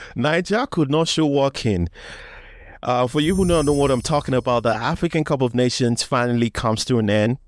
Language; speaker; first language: English; non-native, local second language; Yoruba